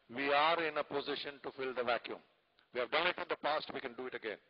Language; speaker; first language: English; non-native, local second language; Tamil